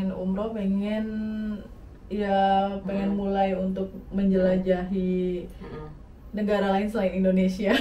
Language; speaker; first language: Indonesian; native; Indonesian